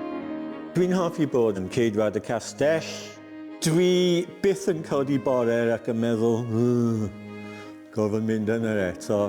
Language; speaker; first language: Welsh; native; Welsh